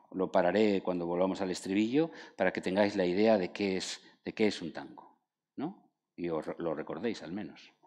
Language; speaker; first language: Spanish; native; Spanish